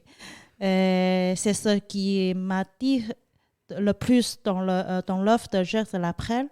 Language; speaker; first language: French; non-native, fluent; Chinese